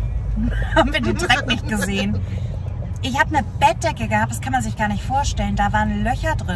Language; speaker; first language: German; native; German